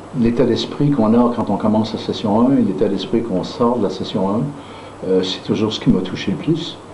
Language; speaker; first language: French; native; French